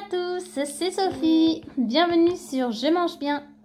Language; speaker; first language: French; native; French